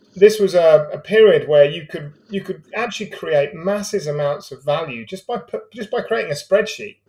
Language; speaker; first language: English; native; English